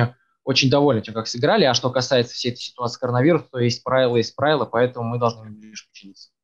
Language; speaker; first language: Russian; native; Russian